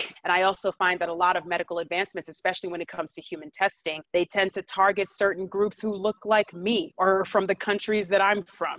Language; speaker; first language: English; native; English